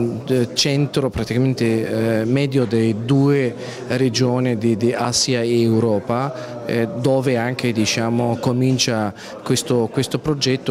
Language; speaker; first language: Italian; non-native, fluent; Azerbaijani